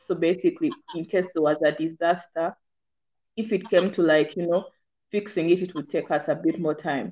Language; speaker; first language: English; non-native, local second language; Ganda